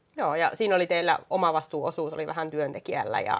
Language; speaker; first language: Finnish; native; Finnish